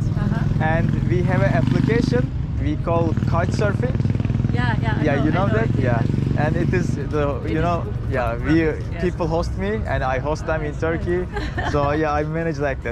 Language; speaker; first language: English; non-native, learner; Turkish